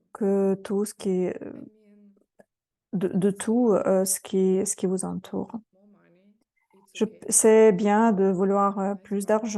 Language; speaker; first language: French; non-native, fluent; Russian